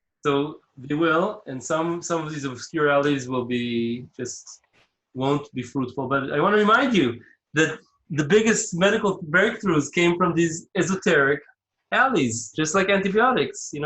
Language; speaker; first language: English; non-native, fluent; Hebrew